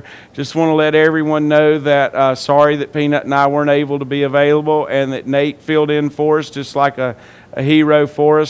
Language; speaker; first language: English; native; English